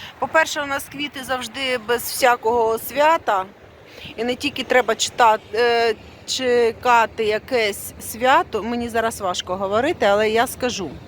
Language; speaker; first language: Ukrainian; non-native, local second language; Russian